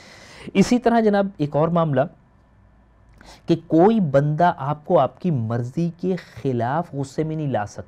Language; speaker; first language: Urdu; native; Urdu